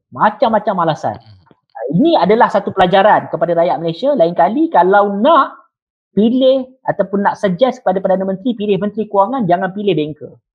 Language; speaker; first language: Malay; native; Malay